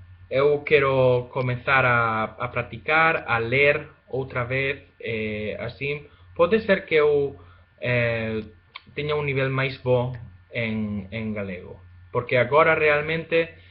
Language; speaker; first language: Portuguese; non-native, fluent; Spanish